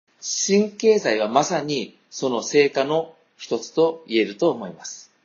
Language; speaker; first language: Japanese; native; Japanese